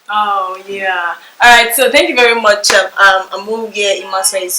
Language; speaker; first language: English; non-native, local second language; Yoruba